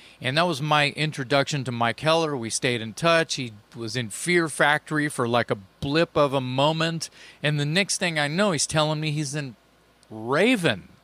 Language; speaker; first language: English; native; English